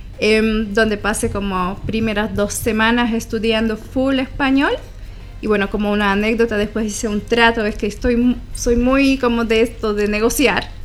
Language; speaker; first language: Spanish; non-native, fluent; Slovak